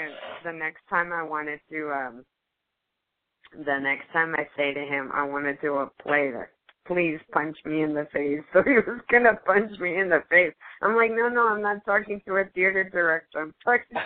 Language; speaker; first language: English; early bilingual, other home language; Spanish